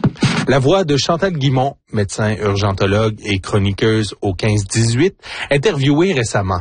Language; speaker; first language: French; native; French